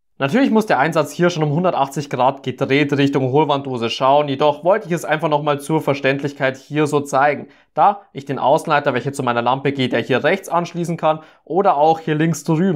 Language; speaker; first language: German; native; German